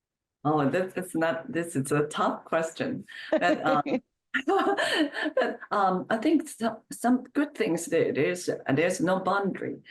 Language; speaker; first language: English; non-native, fluent; Chinese